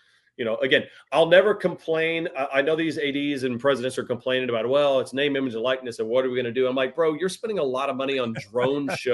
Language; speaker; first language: English; native; English